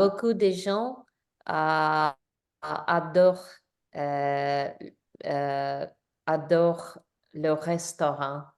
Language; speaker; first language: French; non-native, learner; English